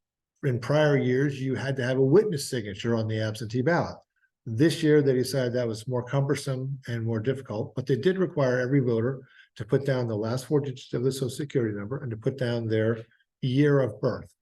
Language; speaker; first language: English; native; English